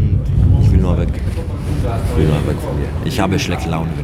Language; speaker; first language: German; non-native, learner; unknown